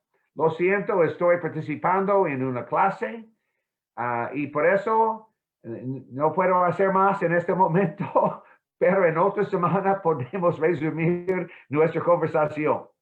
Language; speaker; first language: Spanish; non-native, fluent; English